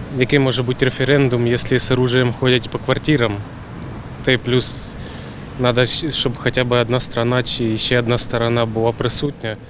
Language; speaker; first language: Ukrainian; non-native, local second language; Russian